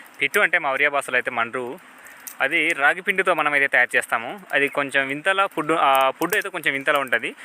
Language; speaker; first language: Telugu; non-native, local second language; Odia